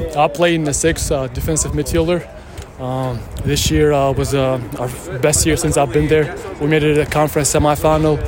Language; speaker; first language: English; non-native, fluent; Arabic